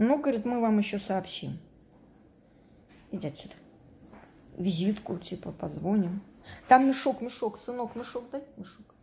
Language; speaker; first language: Russian; native; Russian